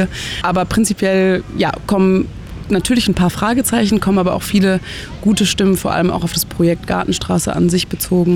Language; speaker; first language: German; native; German